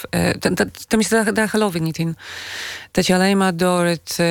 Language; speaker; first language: Dutch; non-native, fluent; Polish